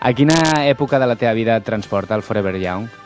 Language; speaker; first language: Catalan; native; Catalan